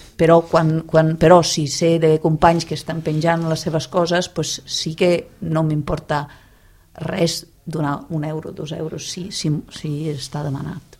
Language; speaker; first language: Catalan; non-native, fluent; Italian